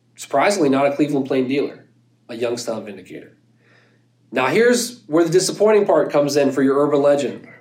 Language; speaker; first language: English; native; English